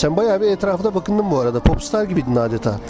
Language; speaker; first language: Turkish; native; Turkish